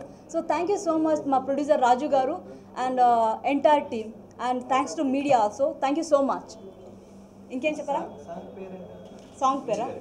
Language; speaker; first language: Telugu; non-native, fluent; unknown